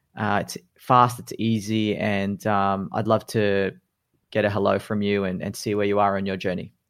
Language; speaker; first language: English; native; English